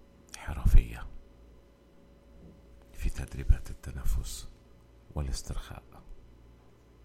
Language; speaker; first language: Arabic; native; Arabic